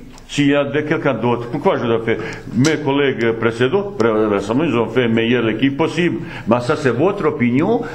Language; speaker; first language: French; non-native, fluent; Bosnian